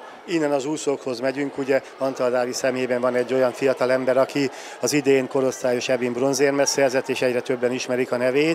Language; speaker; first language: Hungarian; native; Hungarian